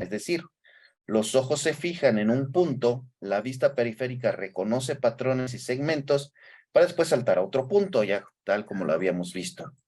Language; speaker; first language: Spanish; native; Spanish